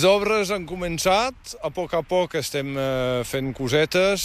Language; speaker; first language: Catalan; native; Catalan